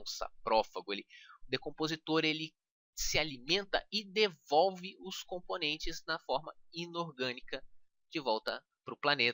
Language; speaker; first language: Portuguese; native; Portuguese